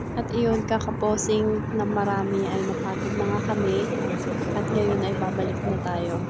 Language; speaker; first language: Filipino; native; Filipino